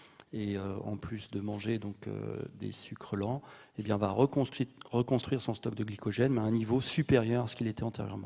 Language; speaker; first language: French; native; French